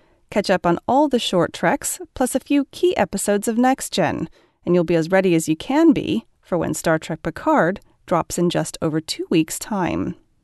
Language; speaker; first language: English; native; English